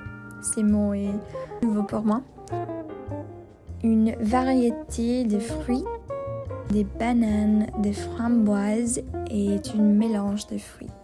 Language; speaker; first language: French; non-native, learner; English